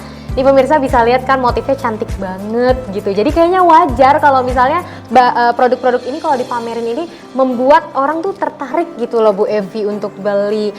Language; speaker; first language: Indonesian; native; Indonesian